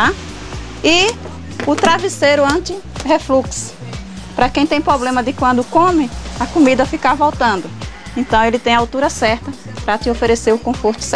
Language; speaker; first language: Portuguese; native; Portuguese